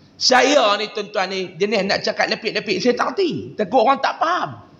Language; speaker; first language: Malay; native; Malay